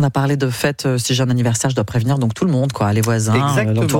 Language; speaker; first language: French; native; French